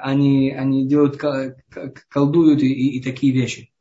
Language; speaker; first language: Russian; early bilingual, heritage; Hebrew